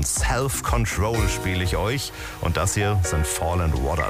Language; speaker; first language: German; native; German